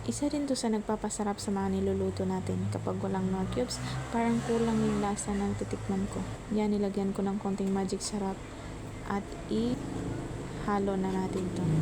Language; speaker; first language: Filipino; non-native, local second language; Cebuano